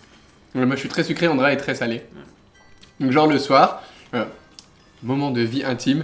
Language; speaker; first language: French; native; French